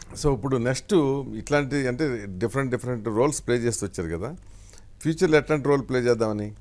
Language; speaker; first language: Telugu; native; Telugu